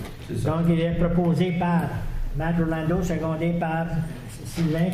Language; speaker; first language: French; native; French